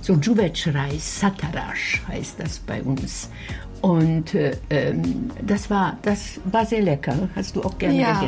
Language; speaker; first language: German; non-native, fluent; Bosnian